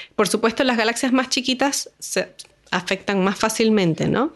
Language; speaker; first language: Spanish; native; Spanish